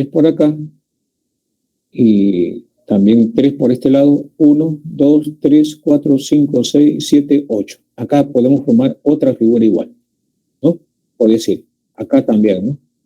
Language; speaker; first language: Spanish; native; Spanish